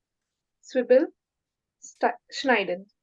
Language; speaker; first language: German; non-native, learner; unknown